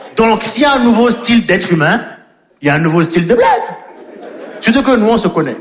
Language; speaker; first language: French; native; French